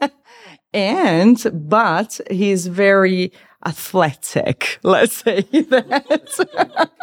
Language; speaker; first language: English; non-native, fluent; Portuguese